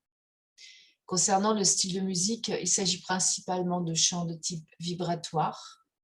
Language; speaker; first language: French; native; French